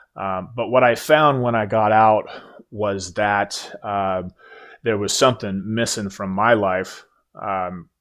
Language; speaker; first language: English; native; English